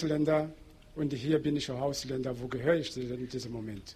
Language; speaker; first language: German; non-native, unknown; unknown